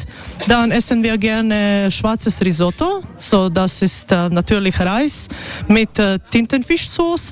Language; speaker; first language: German; non-native, fluent; Croatian